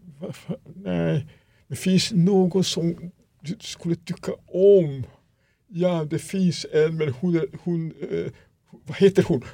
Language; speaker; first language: Swedish; non-native, fluent; Serbian